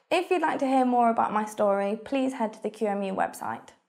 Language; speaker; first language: English; native; English